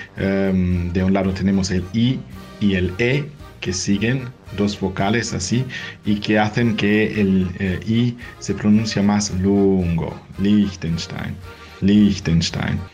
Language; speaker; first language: Spanish; non-native, fluent; German